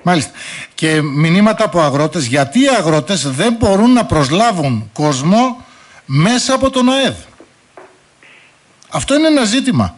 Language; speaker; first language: Greek; native; Greek